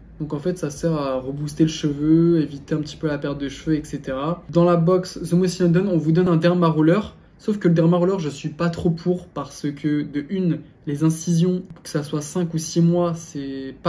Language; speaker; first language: French; native; French